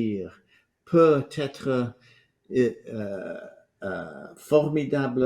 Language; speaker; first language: French; non-native, fluent; English